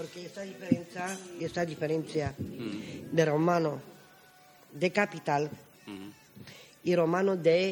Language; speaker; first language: Spanish; non-native, learner; Romany